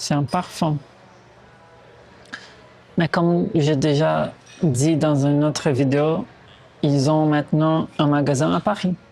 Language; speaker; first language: French; non-native, fluent; Portuguese